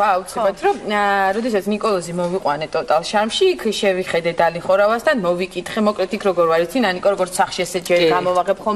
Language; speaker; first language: Georgian; native; Georgian